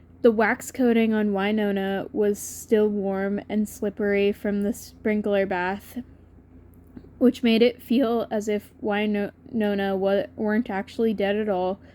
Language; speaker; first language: English; native; English